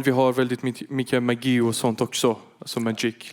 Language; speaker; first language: Swedish; non-native, fluent; Persian